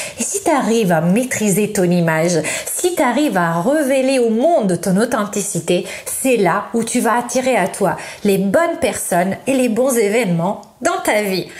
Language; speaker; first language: French; non-native, fluent; Italian